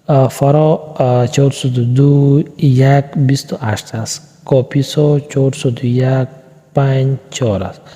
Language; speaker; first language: Persian; non-native, local second language; Pashto